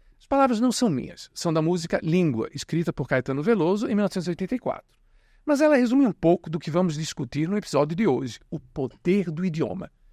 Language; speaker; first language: Portuguese; native; Portuguese